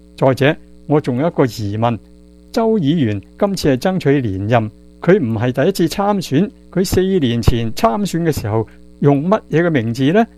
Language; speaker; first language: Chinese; non-native, local second language; Cantonese